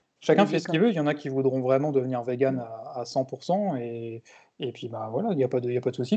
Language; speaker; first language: French; native; French